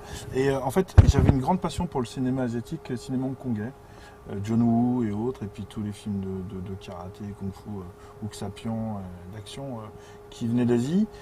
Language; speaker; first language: French; native; French